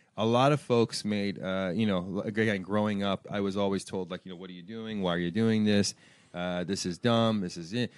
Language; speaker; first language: English; early bilingual, other home language; Persian